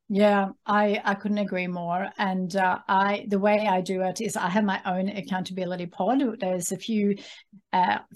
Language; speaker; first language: English; non-native, fluent; Swedish